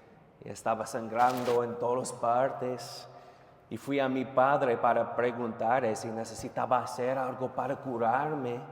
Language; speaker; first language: Spanish; non-native, fluent; English